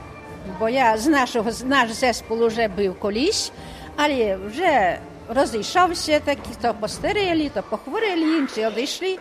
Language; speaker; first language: Ukrainian; native; Ukrainian